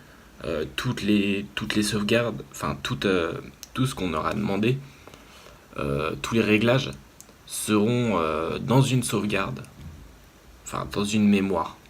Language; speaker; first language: French; native; French